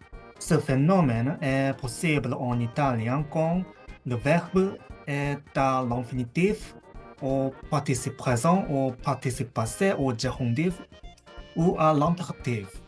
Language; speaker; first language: French; non-native, fluent; Japanese